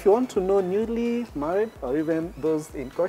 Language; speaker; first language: English; non-native, local second language; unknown